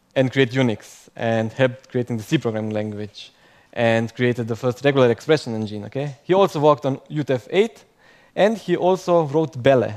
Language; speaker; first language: English; non-native, fluent; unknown